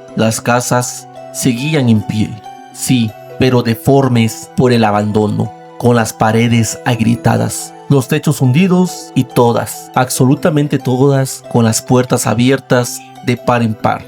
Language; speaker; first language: Spanish; native; Spanish